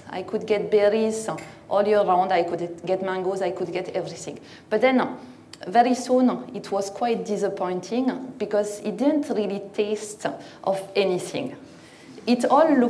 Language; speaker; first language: English; non-native, fluent; French